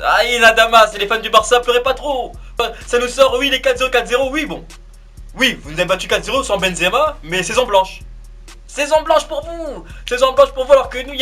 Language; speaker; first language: French; native; French